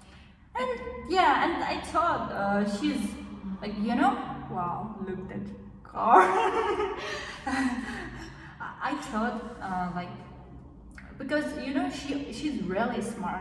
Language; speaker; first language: English; non-native, learner; Kazakh